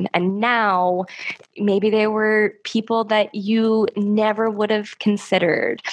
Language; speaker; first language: English; native; English